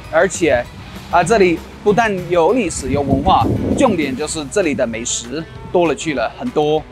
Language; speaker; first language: Chinese; non-native, fluent; English